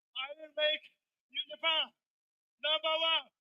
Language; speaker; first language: English; non-native, learner; Japanese